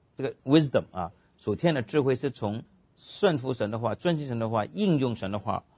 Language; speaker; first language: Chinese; non-native, local second language; Cantonese